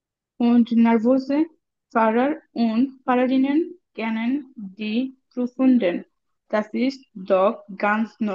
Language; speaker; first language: German; non-native, learner; Bangla